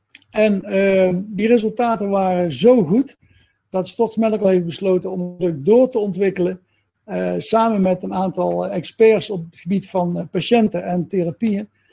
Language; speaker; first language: Dutch; native; Dutch